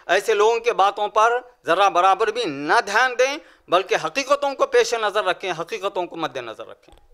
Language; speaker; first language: Urdu; native; Urdu